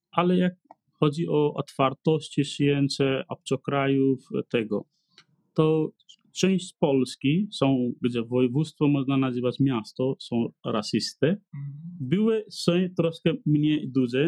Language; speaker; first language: Polish; non-native, learner; Nepali